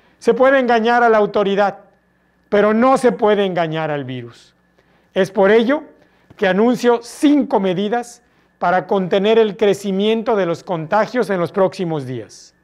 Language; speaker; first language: Spanish; native; Spanish